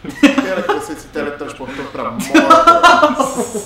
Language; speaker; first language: Portuguese; native; Portuguese